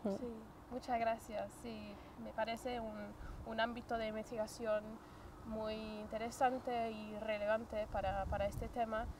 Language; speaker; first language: Spanish; non-native, fluent; English